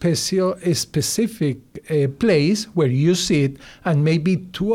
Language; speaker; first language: English; non-native, learner; Spanish